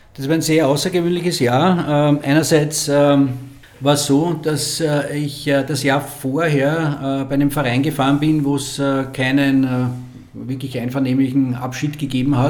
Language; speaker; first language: German; native; German